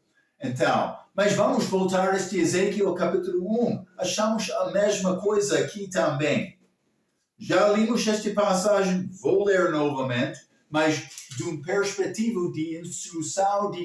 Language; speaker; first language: Portuguese; non-native, learner; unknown